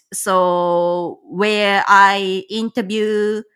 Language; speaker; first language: English; non-native, fluent; Japanese